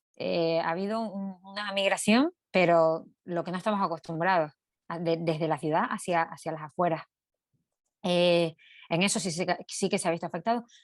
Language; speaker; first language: Spanish; native; Spanish